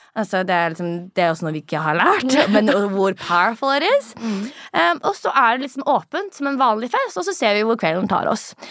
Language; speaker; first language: Norwegian; early bilingual, other home language; English